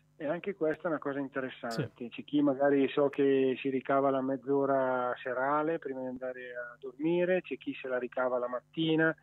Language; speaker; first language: Italian; native; Italian